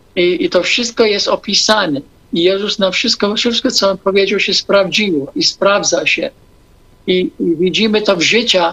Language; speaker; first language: Polish; non-native, fluent; English